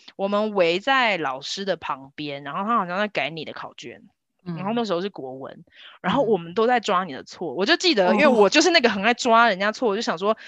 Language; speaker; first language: Chinese; native; Chinese